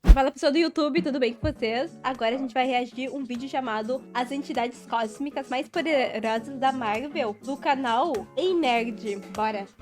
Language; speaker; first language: Portuguese; native; Portuguese